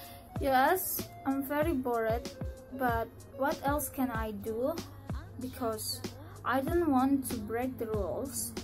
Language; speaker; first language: English; non-native, learner; Indonesian